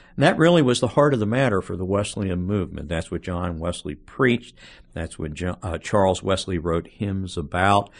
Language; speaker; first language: English; native; English